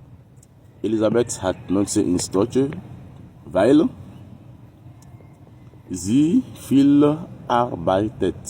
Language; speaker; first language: German; non-native, learner; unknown